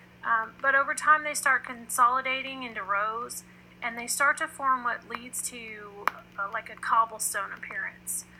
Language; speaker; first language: English; native; English